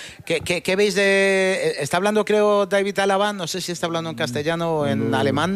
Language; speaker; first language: Spanish; native; Spanish